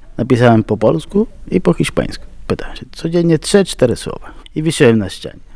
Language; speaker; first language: Polish; non-native, fluent; Spanish